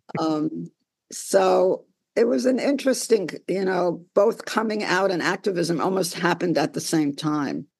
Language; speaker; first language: English; early bilingual, other home language; Polish